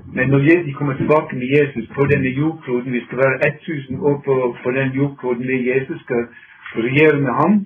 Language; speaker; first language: Norwegian; non-native, fluent; English